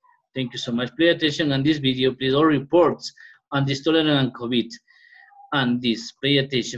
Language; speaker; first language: English; non-native, learner; Spanish